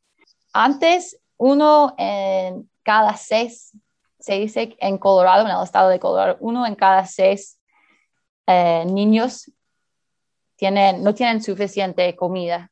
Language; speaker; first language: Spanish; early bilingual, heritage; Spanish